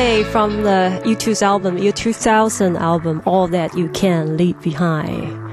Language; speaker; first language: English; non-native, fluent; Chinese